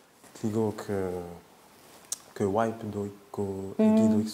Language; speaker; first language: Korean; non-native, learner; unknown